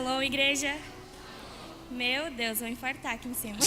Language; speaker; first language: Portuguese; native; Portuguese